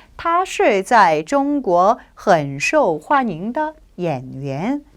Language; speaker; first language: Chinese; non-native, fluent; Korean